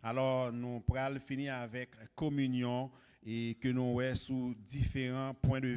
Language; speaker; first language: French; non-native, local second language; Haitian Creole